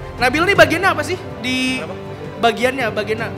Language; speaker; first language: Indonesian; native; Indonesian